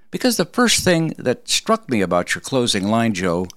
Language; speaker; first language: English; early bilingual, other home language; Polish